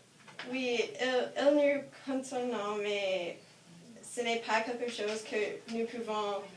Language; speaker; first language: French; non-native, learner; English